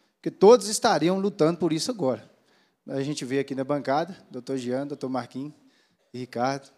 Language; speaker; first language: Portuguese; native; Portuguese